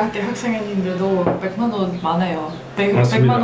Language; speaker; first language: Korean; non-native, fluent; Russian